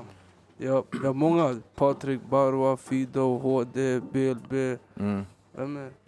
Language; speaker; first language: Swedish; early bilingual, other home language; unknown